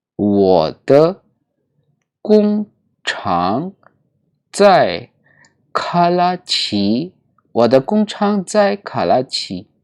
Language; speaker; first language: Chinese; non-native, learner; Urdu